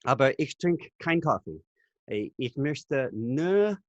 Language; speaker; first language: German; non-native, learner; English